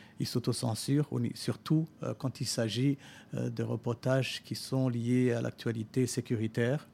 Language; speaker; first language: French; non-native, local second language; Rundi